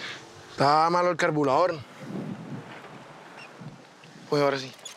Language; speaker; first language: Spanish; native; Spanish